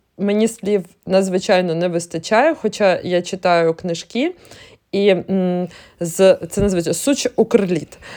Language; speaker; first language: Ukrainian; non-native, local second language; Russian